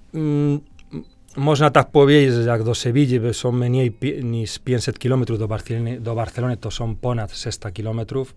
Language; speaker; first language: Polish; non-native, fluent; Spanish